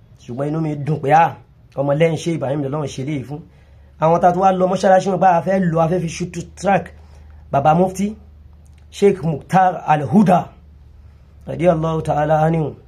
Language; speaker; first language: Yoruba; non-native, local second language; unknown